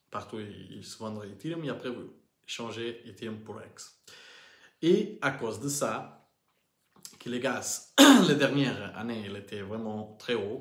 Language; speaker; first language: French; non-native, learner; Portuguese